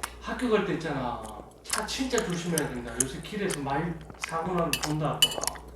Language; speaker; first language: Korean; native; Korean